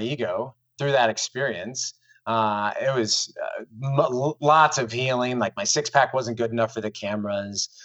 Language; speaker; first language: English; native; English